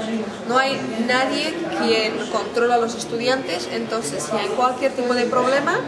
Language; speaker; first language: Spanish; non-native, fluent; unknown